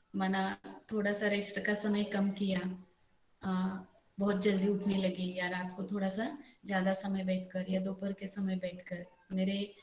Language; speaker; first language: Hindi; non-native, local second language; Marathi